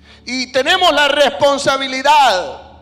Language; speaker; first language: Spanish; native; Spanish